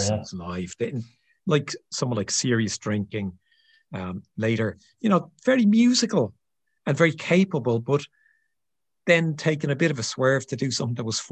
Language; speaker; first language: English; native; English